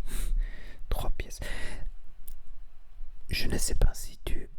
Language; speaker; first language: French; non-native, learner; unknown